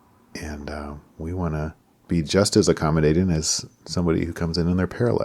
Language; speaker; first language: English; native; English